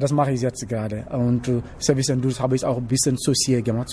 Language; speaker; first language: German; non-native, learner; Wolof